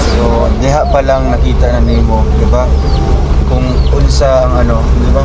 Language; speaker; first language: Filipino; non-native, local second language; Cebuano